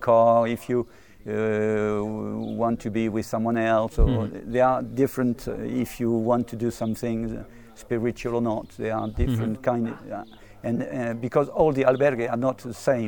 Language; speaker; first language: English; non-native, fluent; French